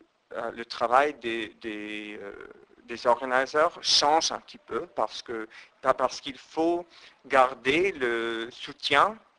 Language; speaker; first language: French; non-native, fluent; English